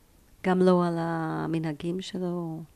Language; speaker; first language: Hebrew; native; Hebrew